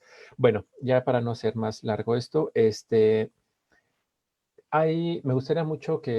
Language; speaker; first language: Spanish; native; Spanish